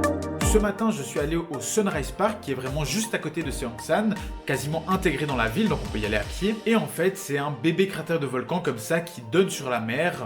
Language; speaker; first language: French; native; French